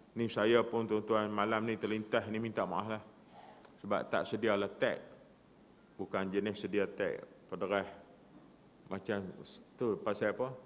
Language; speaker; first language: Malay; native; Malay